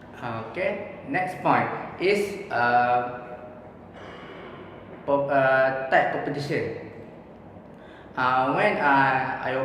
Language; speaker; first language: English; non-native, learner; Malay